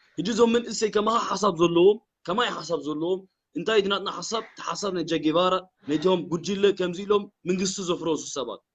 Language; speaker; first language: Tigrinya; early bilingual, heritage; Tigrinya